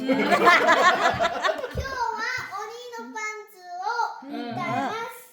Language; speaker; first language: Japanese; early bilingual, other home language; Mizo